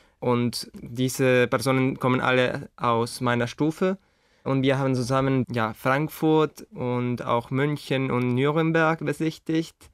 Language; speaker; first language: German; non-native, fluent; Spanish